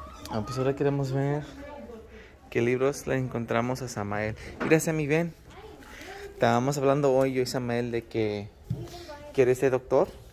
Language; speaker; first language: Spanish; early bilingual, heritage; Spanish